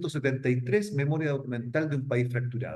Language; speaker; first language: Spanish; native; Spanish